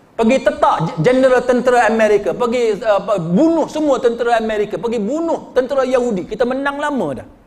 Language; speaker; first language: Malay; native; Malay